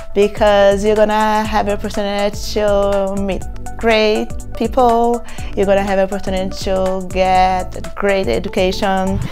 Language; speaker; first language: English; non-native, fluent; Portuguese